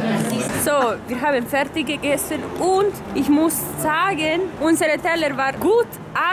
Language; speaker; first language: German; early bilingual, other home language; Spanish